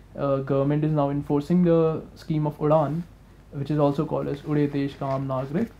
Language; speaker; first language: English; non-native, local second language; Hindi